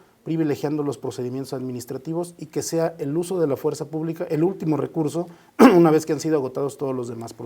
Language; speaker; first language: Spanish; native; Spanish